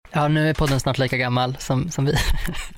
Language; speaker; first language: Swedish; native; Swedish